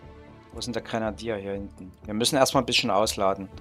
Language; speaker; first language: German; native; German